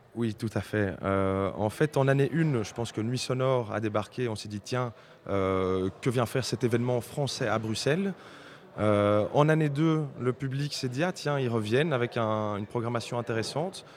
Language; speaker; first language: French; native; French